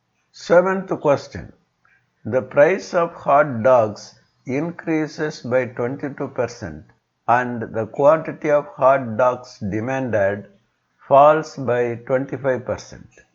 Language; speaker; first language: English; non-native, local second language; Tamil